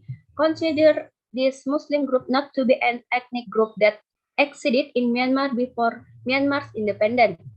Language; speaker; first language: English; non-native, learner; Indonesian